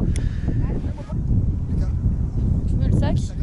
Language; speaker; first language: French; native; French